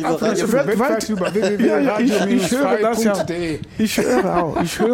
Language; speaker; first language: German; non-native, learner; Lingala